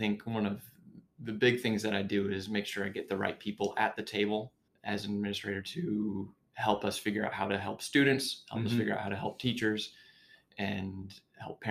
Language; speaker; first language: English; native; English